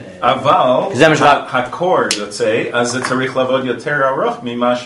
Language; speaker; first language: Hebrew; non-native, fluent; English